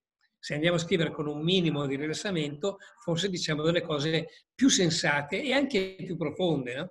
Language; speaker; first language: Italian; native; Italian